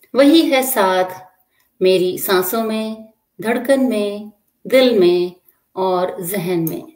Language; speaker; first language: Hindi; native; Hindi